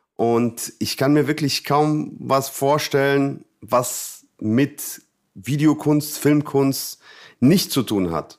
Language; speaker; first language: German; non-native, fluent; Russian